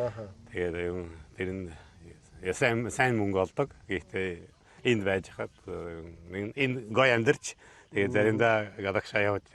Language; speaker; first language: Mongolian; non-native, fluent; Hungarian